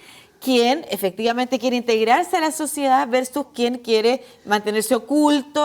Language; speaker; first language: Spanish; native; Spanish